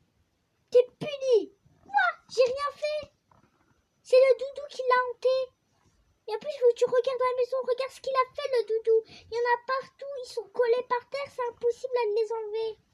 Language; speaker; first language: French; native; French